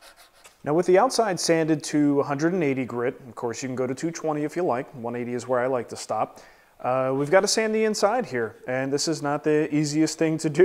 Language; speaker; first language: English; native; English